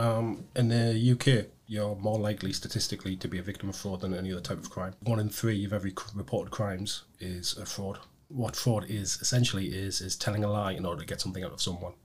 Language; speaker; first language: English; native; English